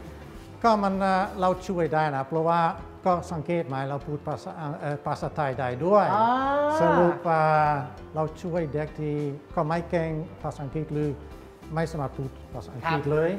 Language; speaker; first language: Thai; non-native, fluent; Dutch